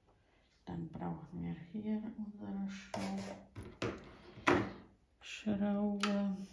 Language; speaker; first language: German; non-native, fluent; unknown